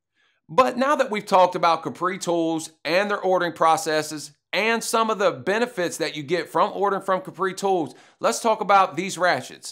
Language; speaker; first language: English; native; English